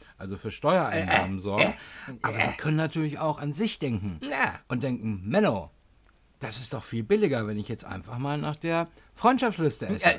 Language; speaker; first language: German; native; German